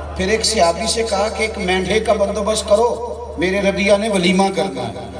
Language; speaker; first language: Urdu; non-native, local second language; Punjabi